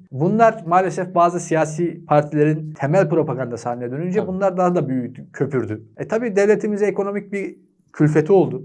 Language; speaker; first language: Turkish; native; Turkish